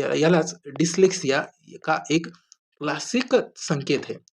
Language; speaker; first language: Hindi; non-native, local second language; Marathi